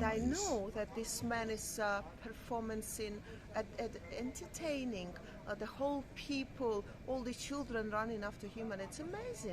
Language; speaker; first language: English; non-native, fluent; Russian